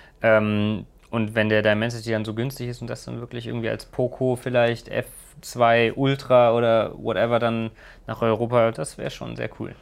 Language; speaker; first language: German; native; German